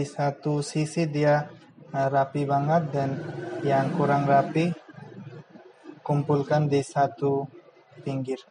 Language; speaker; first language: Indonesian; non-native, fluent; Bangla